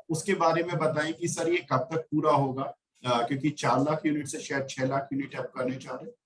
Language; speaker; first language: Hindi; native; Hindi